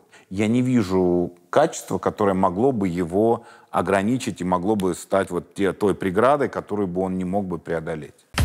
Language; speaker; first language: Russian; native; Russian